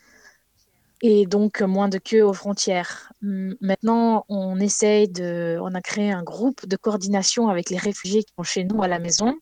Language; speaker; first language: French; non-native, fluent; Ukrainian